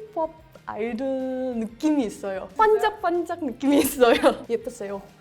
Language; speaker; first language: Korean; non-native, learner; Indonesian